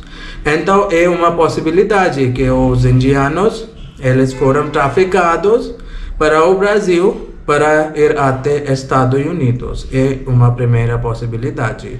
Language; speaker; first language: Portuguese; non-native, learner; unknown